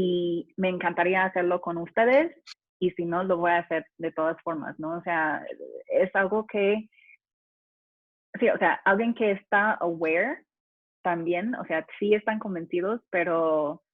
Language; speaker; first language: Spanish; non-native, fluent; English